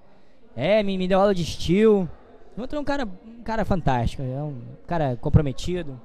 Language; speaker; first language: Portuguese; native; Portuguese